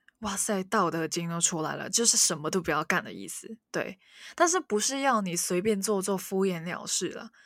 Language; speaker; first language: Chinese; non-native, local second language; Cantonese